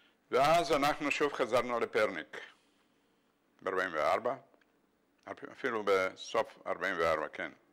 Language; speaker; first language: Hebrew; non-native, fluent; Bulgarian